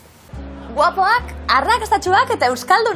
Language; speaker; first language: Basque; native; Basque